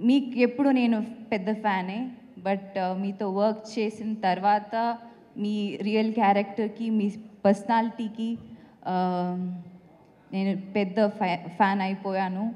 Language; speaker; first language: Telugu; non-native, fluent; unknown